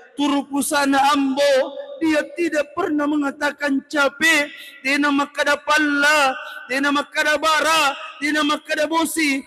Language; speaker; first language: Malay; non-native, local second language; Buginese